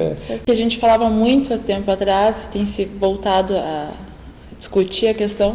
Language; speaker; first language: Portuguese; native; Portuguese